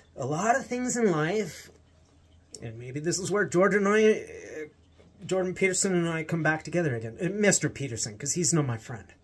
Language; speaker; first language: English; native; English